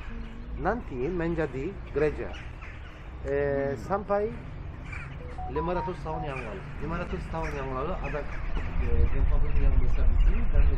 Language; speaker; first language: Indonesian; non-native, learner; Turkish